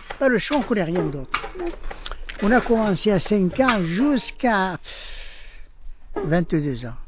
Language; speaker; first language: French; non-native, local second language; Arabic